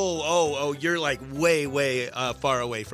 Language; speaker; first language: English; native; English